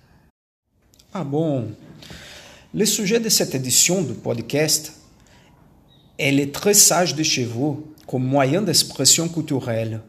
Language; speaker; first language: French; non-native, fluent; Portuguese